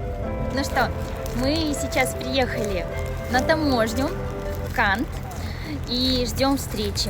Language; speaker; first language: Russian; native; Russian